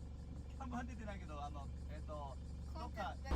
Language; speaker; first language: Japanese; native; Japanese